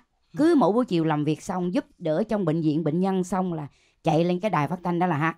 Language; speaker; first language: Vietnamese; native; Vietnamese